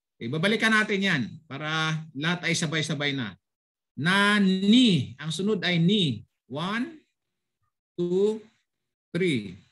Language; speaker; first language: Filipino; native; Filipino